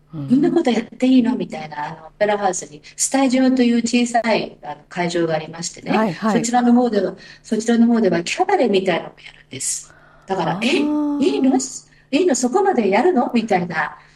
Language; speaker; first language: Japanese; native; Japanese